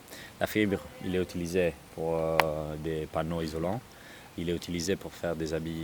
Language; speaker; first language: French; non-native, learner; Italian